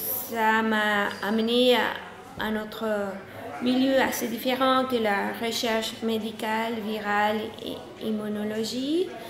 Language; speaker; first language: French; non-native, fluent; Spanish